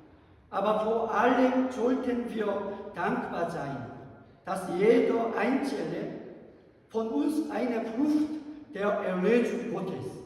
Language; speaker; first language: German; non-native, learner; Korean